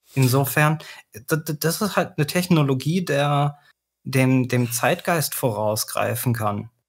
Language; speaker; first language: German; native; German